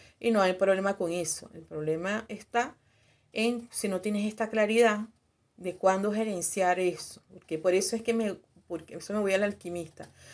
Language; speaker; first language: Spanish; native; Spanish